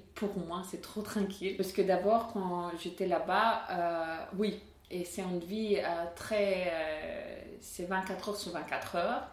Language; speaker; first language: French; non-native, learner; Spanish